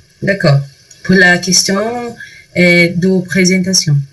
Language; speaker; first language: French; non-native, learner; Portuguese